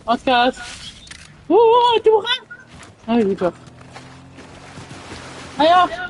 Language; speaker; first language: French; native; French